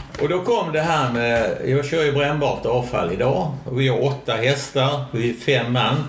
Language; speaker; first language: Swedish; native; Swedish